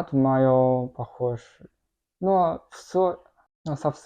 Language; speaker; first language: Russian; non-native, learner; Chinese